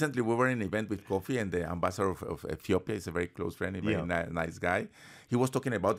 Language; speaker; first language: English; non-native, fluent; Spanish